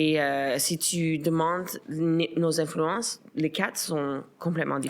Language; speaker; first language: French; non-native, local second language; English